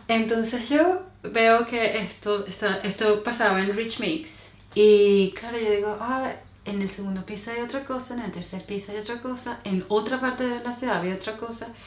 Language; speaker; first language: Spanish; native; Spanish